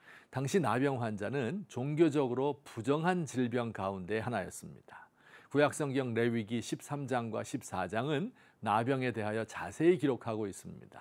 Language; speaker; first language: Korean; native; Korean